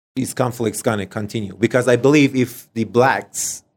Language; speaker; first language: English; non-native, fluent; Persian